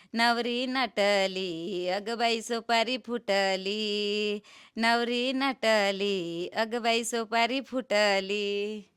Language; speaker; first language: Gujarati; non-native, local second language; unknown